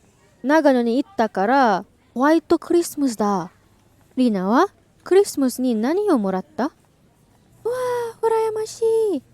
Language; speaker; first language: Japanese; non-native, learner; English